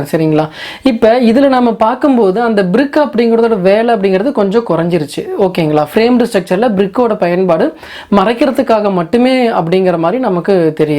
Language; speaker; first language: Tamil; native; Tamil